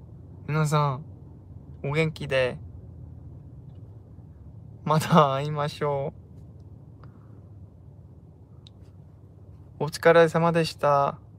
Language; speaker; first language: Japanese; non-native, learner; Korean